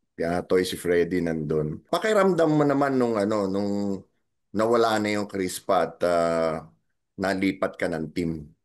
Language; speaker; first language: Filipino; native; Filipino